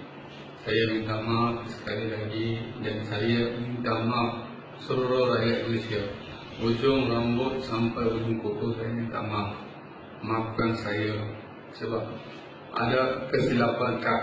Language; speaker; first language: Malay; non-native, learner; Bangla